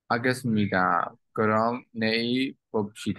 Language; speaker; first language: Korean; non-native, learner; Burmese